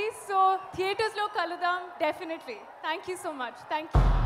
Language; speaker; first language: Telugu; non-native, learner; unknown